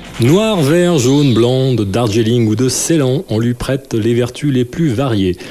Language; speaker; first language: French; native; French